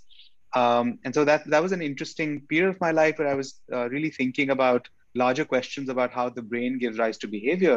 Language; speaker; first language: English; non-native, local second language; Hindi